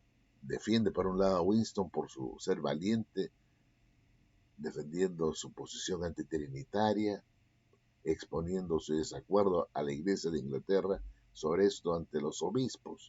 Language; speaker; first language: Spanish; native; Spanish